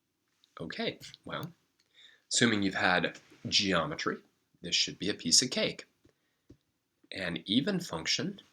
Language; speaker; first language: English; native; English